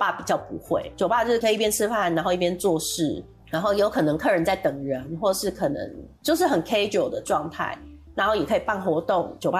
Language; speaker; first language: Chinese; non-native, local second language; Min Nan Chinese